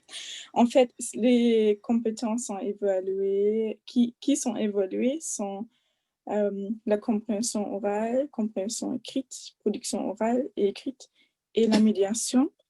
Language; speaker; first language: French; non-native, fluent; German